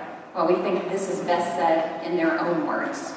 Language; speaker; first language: English; native; English